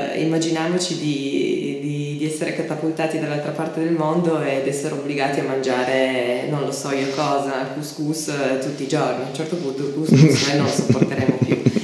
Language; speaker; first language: Italian; native; Italian